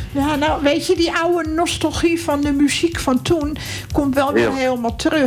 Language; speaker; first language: Dutch; native; Dutch